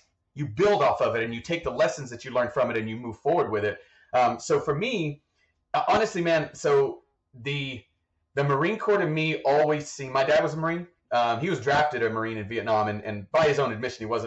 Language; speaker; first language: English; native; English